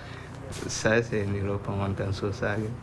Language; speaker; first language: German; non-native, learner; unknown